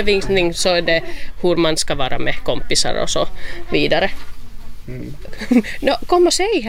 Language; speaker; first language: Swedish; non-native, local second language; Finnish